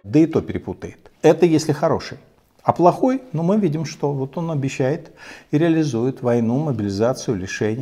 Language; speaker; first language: Russian; native; Russian